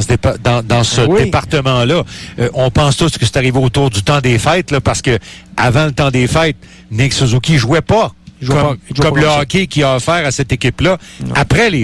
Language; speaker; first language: French; native; French